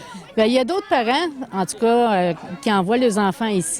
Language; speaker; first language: French; native; French